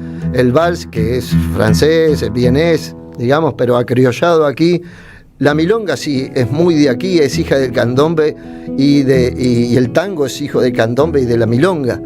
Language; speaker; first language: Spanish; native; Spanish